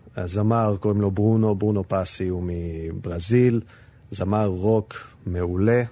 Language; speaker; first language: Hebrew; non-native, fluent; Spanish